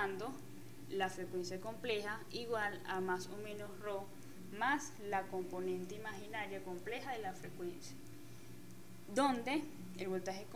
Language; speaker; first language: Spanish; native; Spanish